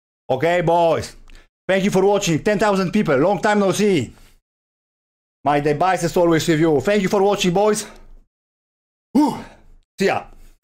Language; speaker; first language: English; non-native, learner; Polish